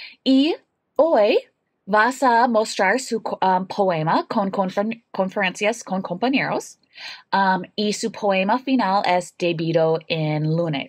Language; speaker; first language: Spanish; non-native, learner; English